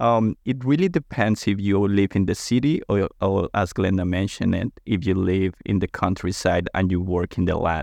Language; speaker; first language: English; non-native, fluent; Spanish